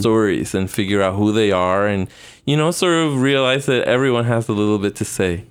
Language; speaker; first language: English; non-native, fluent; Spanish